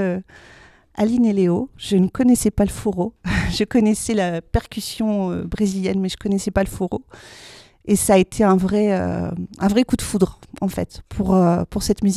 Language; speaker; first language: French; native; French